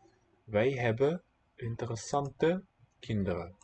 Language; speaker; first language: Dutch; non-native, learner; English